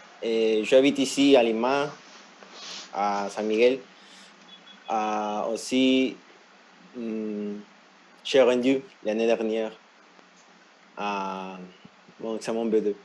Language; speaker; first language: French; non-native, fluent; Spanish